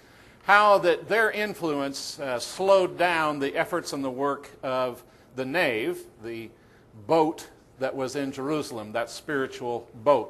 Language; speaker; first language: English; native; English